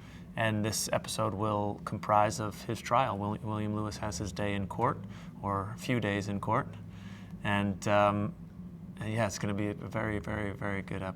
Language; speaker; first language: English; native; English